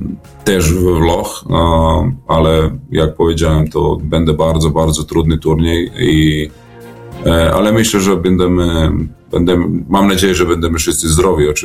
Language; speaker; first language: Polish; non-native, fluent; Serbian